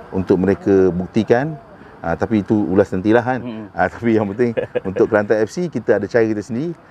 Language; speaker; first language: Malay; native; Malay